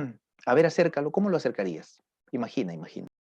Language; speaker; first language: Spanish; native; Spanish